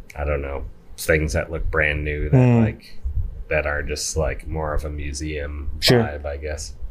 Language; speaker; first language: English; native; English